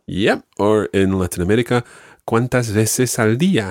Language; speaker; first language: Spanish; non-native, fluent; English